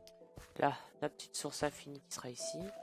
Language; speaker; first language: French; native; French